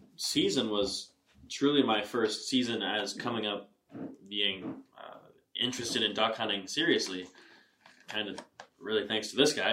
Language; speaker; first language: English; native; English